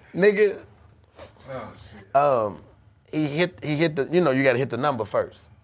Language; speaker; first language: English; native; English